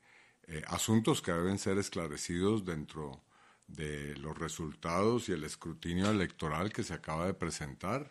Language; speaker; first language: Spanish; native; Spanish